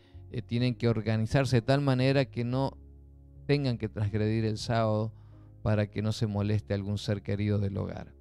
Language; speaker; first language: Spanish; native; Spanish